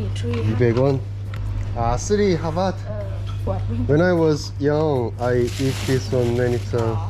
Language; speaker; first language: English; non-native, learner; Korean